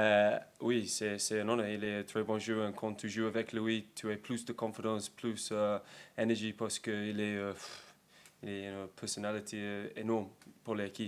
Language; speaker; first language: French; non-native, learner; English